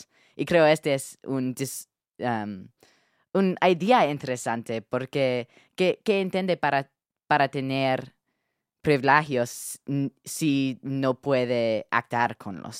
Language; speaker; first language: Spanish; non-native, learner; English